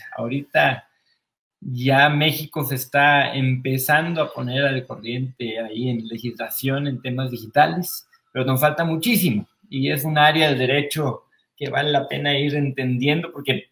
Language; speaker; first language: Spanish; native; Spanish